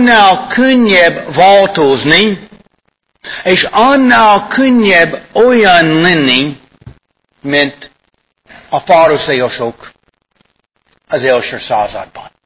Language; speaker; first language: Hungarian; non-native, fluent; English